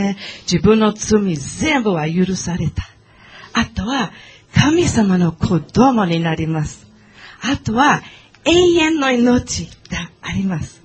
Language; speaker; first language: Japanese; non-native, learner; English